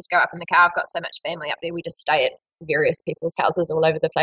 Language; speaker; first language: English; native; English